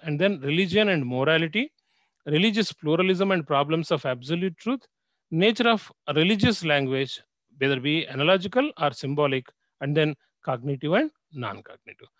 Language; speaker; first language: English; non-native, local second language; Telugu